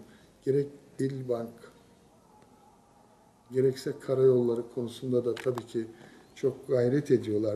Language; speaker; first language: Turkish; native; Turkish